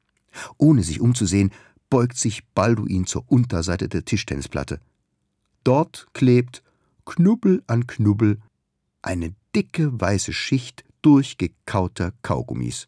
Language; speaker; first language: German; native; German